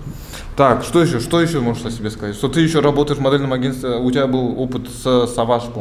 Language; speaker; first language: Russian; native; Russian